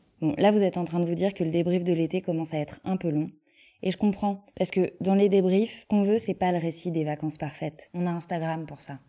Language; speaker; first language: French; native; French